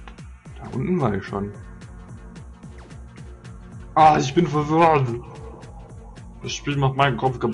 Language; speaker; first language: German; native; German